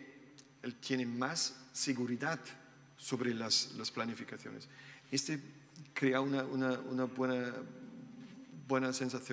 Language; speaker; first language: Spanish; non-native, learner; German